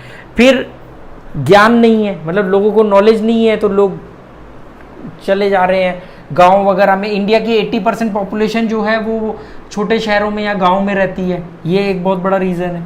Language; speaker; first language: Hindi; native; Hindi